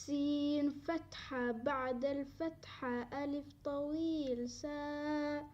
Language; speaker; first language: Arabic; non-native, learner; Somali